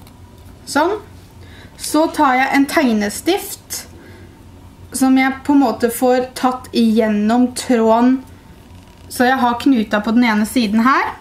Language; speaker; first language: Norwegian; native; Norwegian